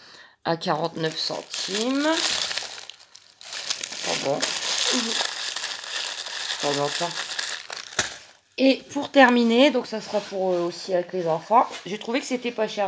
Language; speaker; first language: French; native; French